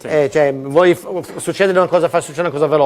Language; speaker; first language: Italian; non-native, fluent; English